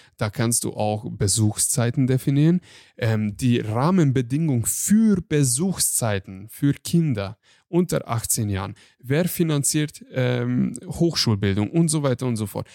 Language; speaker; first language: German; non-native, fluent; Hungarian